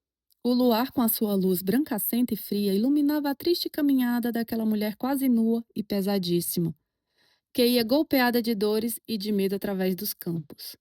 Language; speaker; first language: Portuguese; native; Portuguese